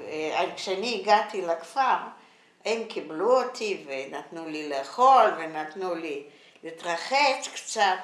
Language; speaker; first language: Hebrew; non-native, fluent; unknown